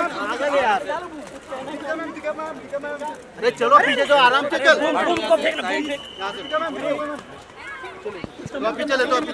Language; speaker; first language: Hindi; non-native, local second language; Marathi